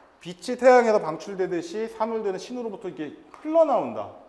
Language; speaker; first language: Korean; native; Korean